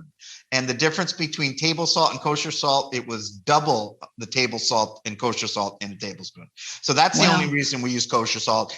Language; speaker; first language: English; native; English